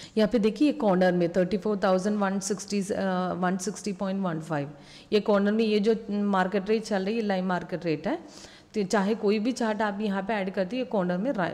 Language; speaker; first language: Hindi; non-native, local second language; Malayalam